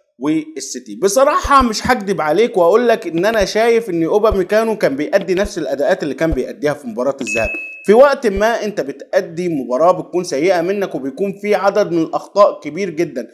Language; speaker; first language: Arabic; native; Arabic